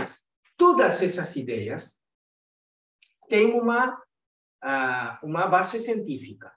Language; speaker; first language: Portuguese; non-native, fluent; Spanish